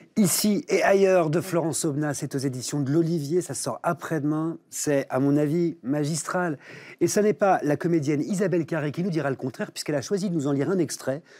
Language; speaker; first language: French; native; French